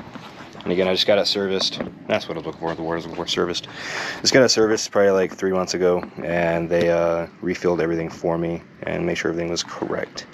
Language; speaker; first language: English; native; English